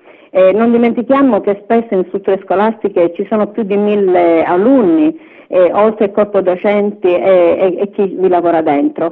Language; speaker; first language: Italian; native; Italian